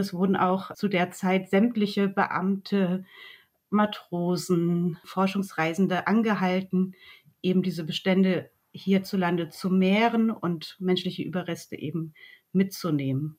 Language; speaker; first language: German; native; German